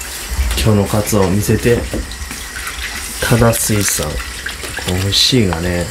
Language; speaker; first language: Japanese; native; Japanese